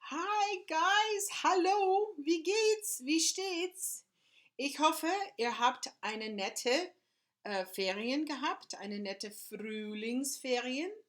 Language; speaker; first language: German; non-native, fluent; English